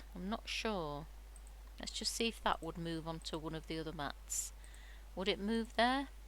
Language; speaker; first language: English; native; English